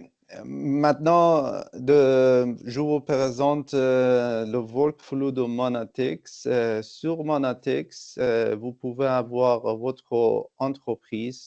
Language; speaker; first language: French; non-native, fluent; Persian